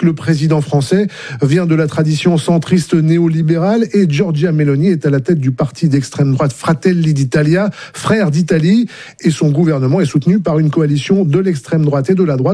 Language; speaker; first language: French; native; French